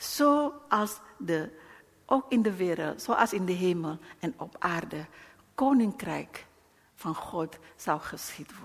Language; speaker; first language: Dutch; non-native, learner; Indonesian